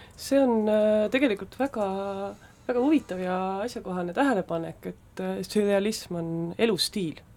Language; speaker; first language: Estonian; native; Estonian